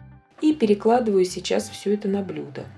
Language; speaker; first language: Russian; native; Russian